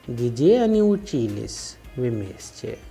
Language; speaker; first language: Russian; non-native, fluent; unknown